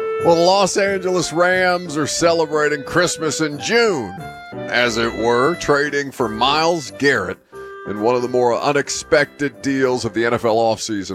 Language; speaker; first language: English; native; English